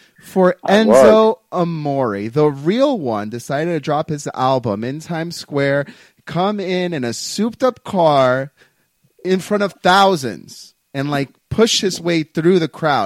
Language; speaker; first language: English; native; English